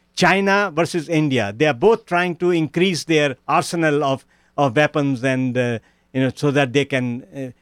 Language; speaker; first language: English; non-native, local second language; Punjabi